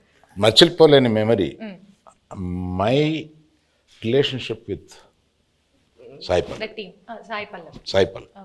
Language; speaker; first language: Telugu; native; Telugu